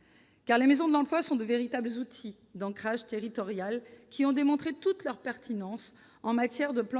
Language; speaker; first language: French; native; French